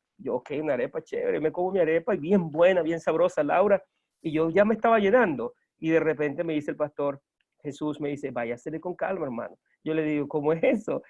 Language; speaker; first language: Spanish; native; Spanish